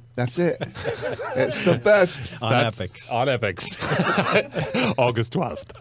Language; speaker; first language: English; native; English